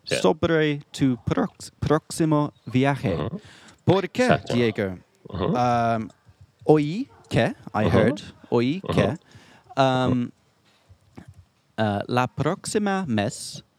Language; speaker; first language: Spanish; non-native, learner; English